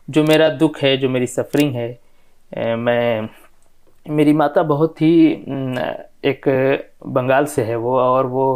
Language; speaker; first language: Hindi; non-native, local second language; Bhojpuri